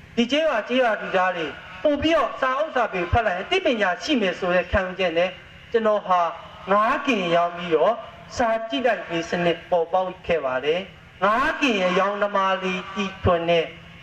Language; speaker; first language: Burmese; native; Burmese